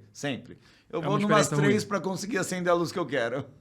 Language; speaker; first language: Portuguese; native; Portuguese